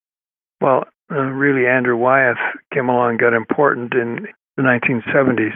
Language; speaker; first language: English; native; English